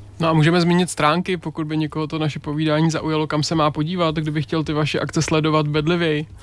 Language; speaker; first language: Czech; native; Czech